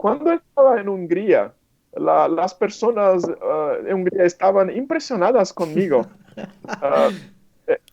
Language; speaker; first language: Spanish; non-native, fluent; Portuguese